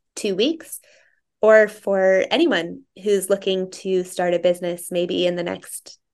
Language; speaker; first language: English; native; English